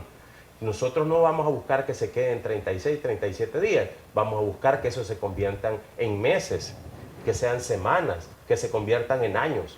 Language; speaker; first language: Spanish; native; Spanish